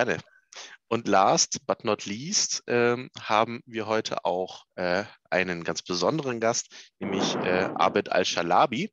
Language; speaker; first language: German; native; German